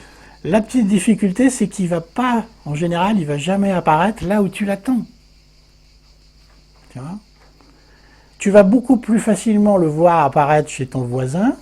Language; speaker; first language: French; native; French